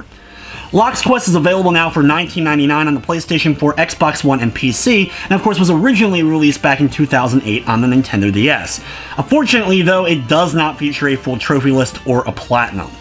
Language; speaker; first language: English; native; English